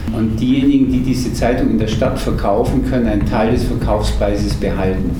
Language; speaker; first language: German; native; German